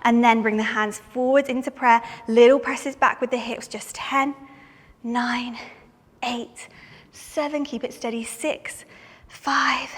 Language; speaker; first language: English; native; English